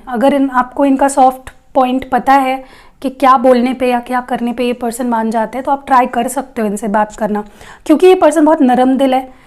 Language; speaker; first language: Hindi; non-native, local second language; Marathi